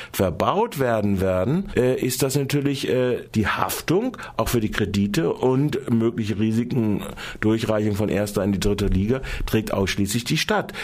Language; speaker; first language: German; native; German